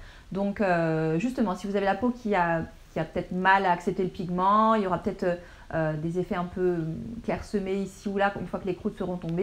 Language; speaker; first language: French; native; French